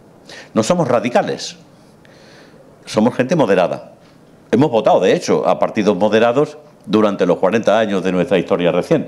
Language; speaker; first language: Spanish; native; Spanish